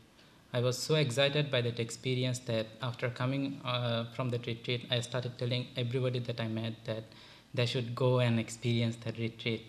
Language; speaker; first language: English; non-native, local second language; Bangla